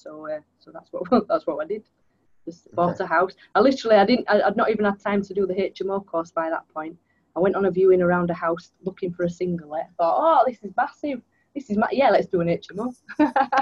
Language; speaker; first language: English; native; English